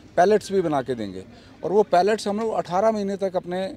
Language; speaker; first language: Hindi; native; Hindi